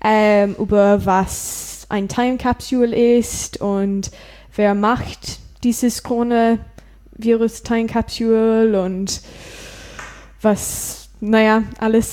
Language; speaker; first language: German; non-native, learner; English